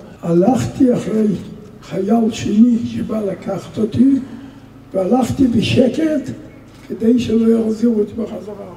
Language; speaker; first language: Hebrew; non-native, fluent; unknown